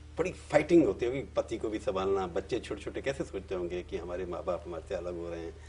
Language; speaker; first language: Hindi; native; Hindi